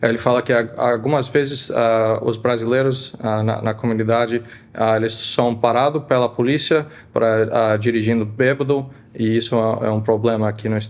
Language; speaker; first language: Portuguese; early bilingual, heritage; Portuguese